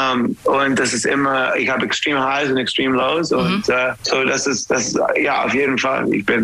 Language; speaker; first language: German; non-native, learner; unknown